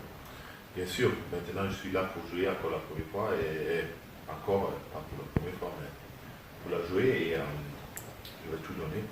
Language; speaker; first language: French; early bilingual, heritage; German